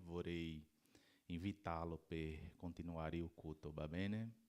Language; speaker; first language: Italian; non-native, learner; Portuguese